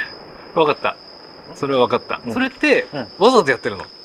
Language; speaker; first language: Japanese; native; Japanese